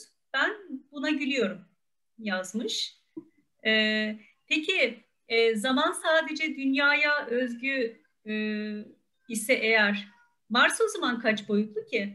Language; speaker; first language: Turkish; native; Turkish